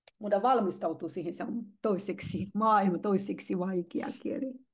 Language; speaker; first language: Finnish; non-native, learner; Chinese